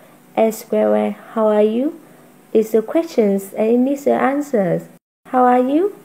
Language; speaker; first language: English; non-native, fluent; Vietnamese